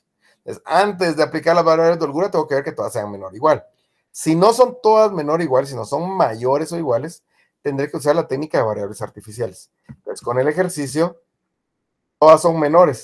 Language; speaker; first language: Spanish; native; Spanish